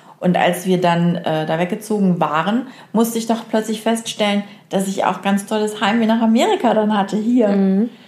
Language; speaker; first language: German; native; German